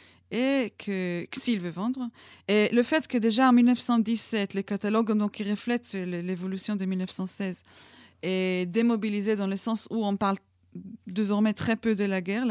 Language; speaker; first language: French; non-native, fluent; Hebrew